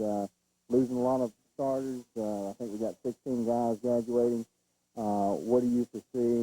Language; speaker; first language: English; native; English